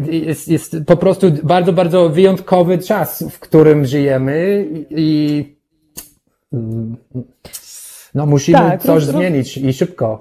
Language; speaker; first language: Polish; non-native, learner; English